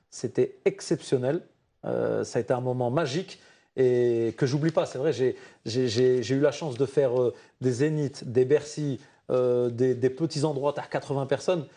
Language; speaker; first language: French; non-native, local second language; Arabic